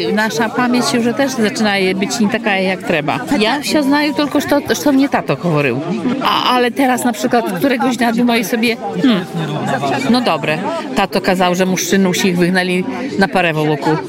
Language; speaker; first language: Polish; non-native, local second language; Belarusian